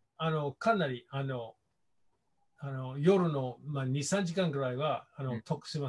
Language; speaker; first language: Japanese; non-native, fluent; English